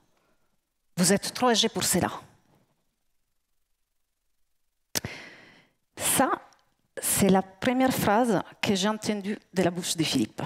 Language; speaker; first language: French; native; French